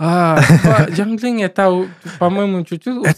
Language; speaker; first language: Russian; non-native, learner; English